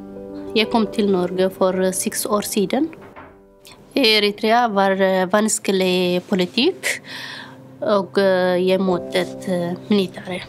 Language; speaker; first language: Norwegian; non-native, learner; Tigrinya